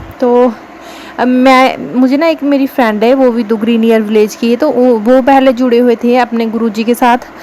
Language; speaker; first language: Hindi; non-native, local second language; Punjabi